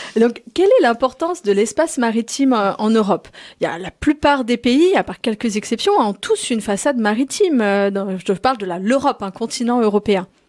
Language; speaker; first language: French; native; French